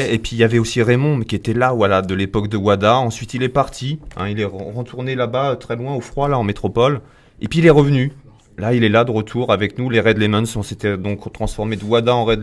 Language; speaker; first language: French; native; French